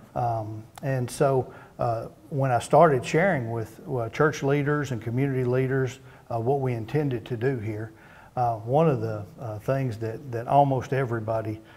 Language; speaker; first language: English; native; English